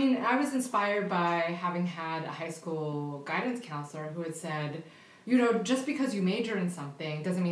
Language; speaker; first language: English; early bilingual, other home language; Filipino